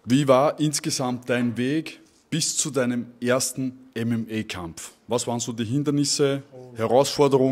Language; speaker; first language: German; native; German